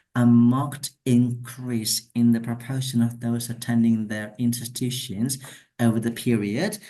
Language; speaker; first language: English; non-native, fluent; Indonesian